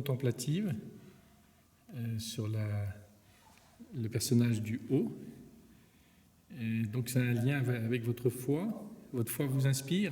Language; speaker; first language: French; native; French